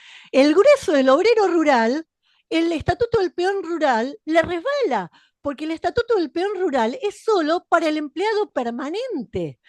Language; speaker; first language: Spanish; native; Spanish